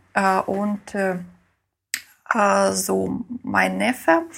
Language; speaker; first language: German; non-native, learner; Ukrainian